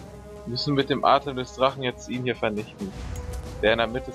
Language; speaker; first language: German; native; German